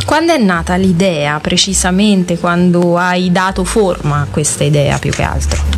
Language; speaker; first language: Italian; native; Italian